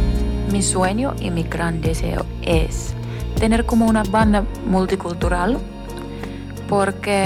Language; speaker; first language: Spanish; non-native, fluent; Finnish